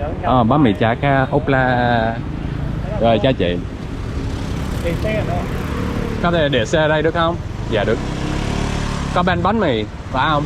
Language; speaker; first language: Vietnamese; non-native, learner; English